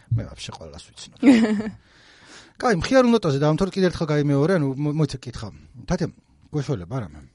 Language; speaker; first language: Georgian; native; Georgian